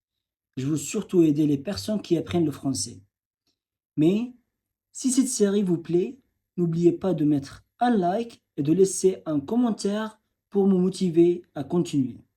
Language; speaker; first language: French; non-native, fluent; Arabic